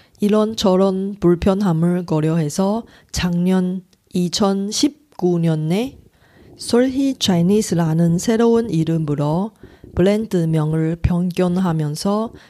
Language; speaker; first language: Korean; non-native, fluent; Chinese